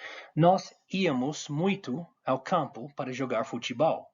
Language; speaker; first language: Portuguese; non-native, fluent; English